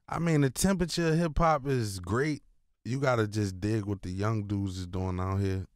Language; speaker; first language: English; native; English